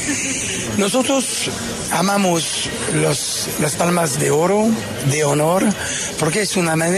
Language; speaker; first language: Spanish; non-native, fluent; French